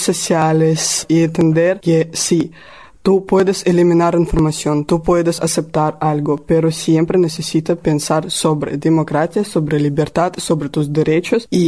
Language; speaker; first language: Spanish; non-native, learner; Russian